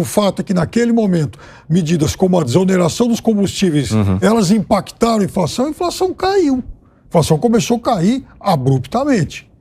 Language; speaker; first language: Portuguese; native; Portuguese